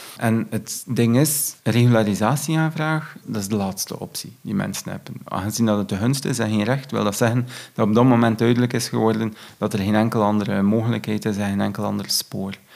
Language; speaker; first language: Dutch; native; Dutch